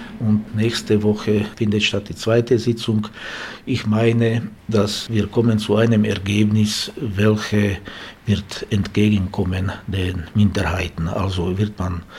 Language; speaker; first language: German; non-native, fluent; Slovak